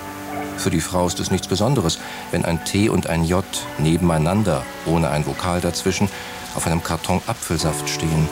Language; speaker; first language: German; native; German